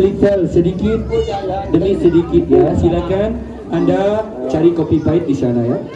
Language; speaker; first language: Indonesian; non-native, learner; English